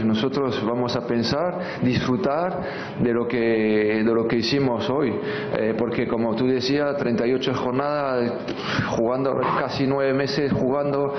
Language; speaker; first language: Spanish; non-native, fluent; French